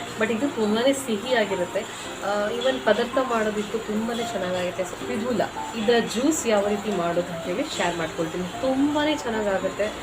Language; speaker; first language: Kannada; non-native, local second language; Tulu